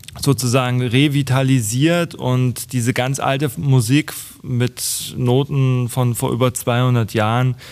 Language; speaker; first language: German; non-native, local second language; Upper Sorbian